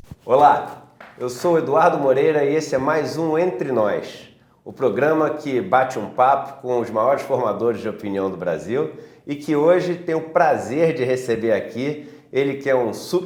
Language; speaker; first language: Portuguese; native; Portuguese